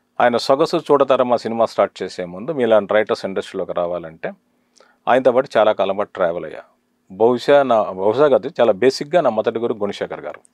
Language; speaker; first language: Telugu; native; Telugu